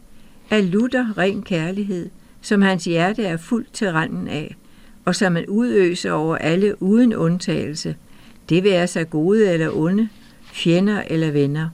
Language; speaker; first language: Danish; native; Danish